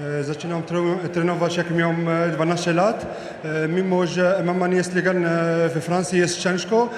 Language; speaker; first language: Polish; non-native, learner; French